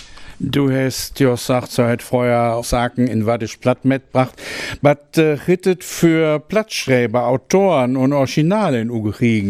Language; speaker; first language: German; native; German